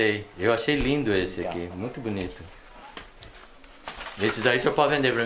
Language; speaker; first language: Portuguese; native; Portuguese